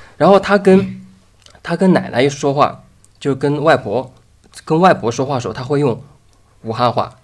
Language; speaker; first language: Chinese; native; Chinese